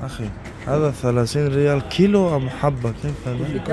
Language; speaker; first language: Arabic; non-native, learner; Tajik